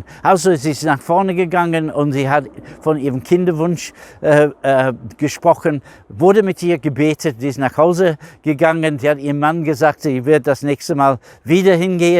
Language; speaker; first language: German; non-native, fluent; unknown